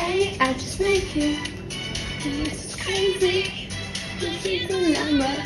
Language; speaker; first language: English; non-native, learner; Russian